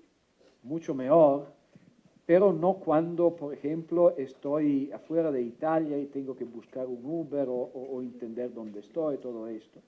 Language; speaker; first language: Spanish; non-native, fluent; Italian